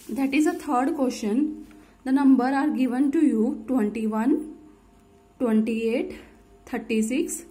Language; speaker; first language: English; non-native, local second language; Hindi